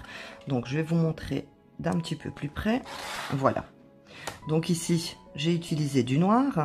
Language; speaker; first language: French; native; French